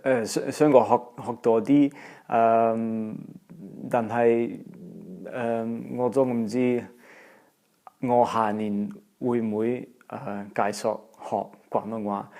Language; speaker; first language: Chinese; non-native, fluent; Dutch